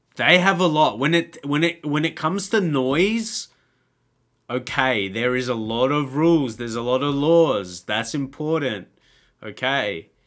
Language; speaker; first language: English; native; English